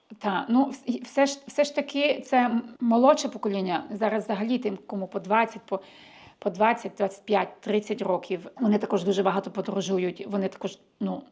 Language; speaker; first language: Ukrainian; early bilingual, heritage; Ukrainian